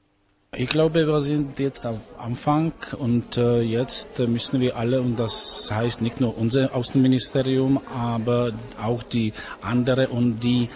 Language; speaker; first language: German; non-native, learner; Czech